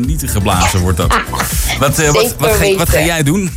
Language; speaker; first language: Dutch; native; Dutch